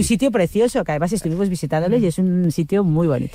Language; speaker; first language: Spanish; native; Spanish